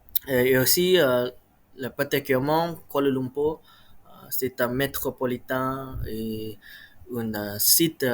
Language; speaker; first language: French; non-native, learner; Malay